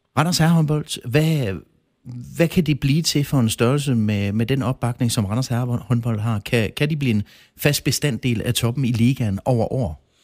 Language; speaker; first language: Danish; native; Danish